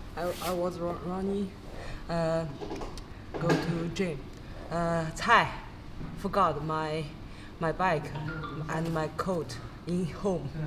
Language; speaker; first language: English; non-native, learner; Chinese